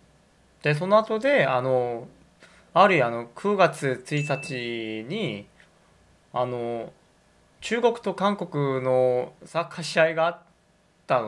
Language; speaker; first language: Japanese; non-native, fluent; Korean